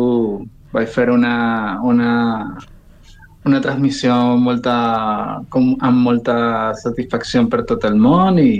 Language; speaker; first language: Catalan; non-native, learner; Spanish